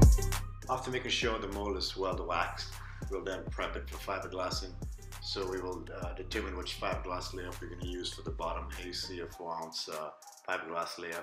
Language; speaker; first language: English; native; English